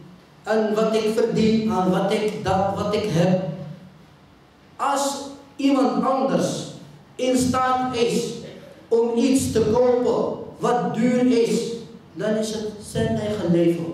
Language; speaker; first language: Dutch; non-native, fluent; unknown